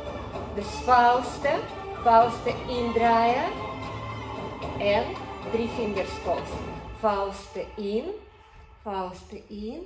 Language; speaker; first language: Dutch; non-native, learner; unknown